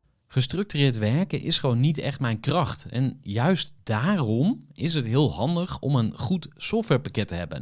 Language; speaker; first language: Dutch; native; Dutch